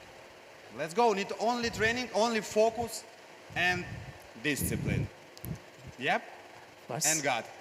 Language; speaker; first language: English; non-native, learner; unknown